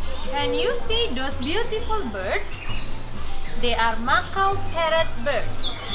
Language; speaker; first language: English; non-native, fluent; Indonesian